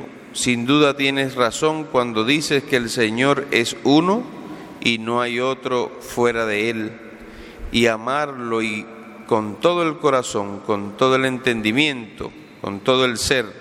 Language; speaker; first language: Spanish; native; Spanish